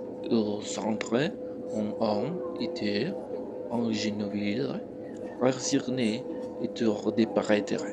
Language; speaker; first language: French; non-native, learner; Spanish